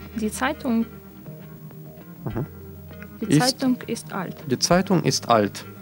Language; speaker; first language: German; non-native, learner; Russian